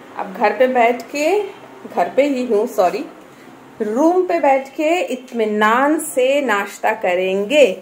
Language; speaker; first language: Hindi; non-native, local second language; Bangla